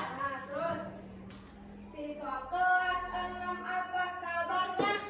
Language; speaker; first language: Indonesian; native; Indonesian